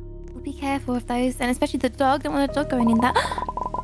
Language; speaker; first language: English; native; English